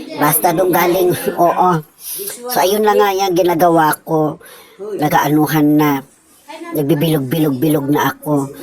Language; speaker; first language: Filipino; non-native, local second language; Cebuano